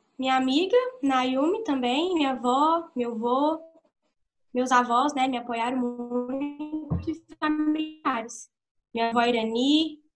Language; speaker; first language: Portuguese; native; Portuguese